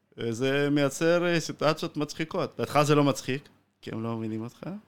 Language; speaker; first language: Hebrew; non-native, fluent; Russian